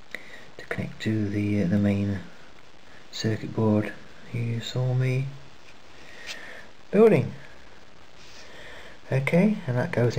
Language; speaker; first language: English; native; English